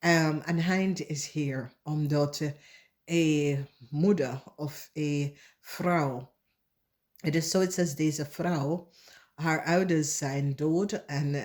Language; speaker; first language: Dutch; non-native, fluent; English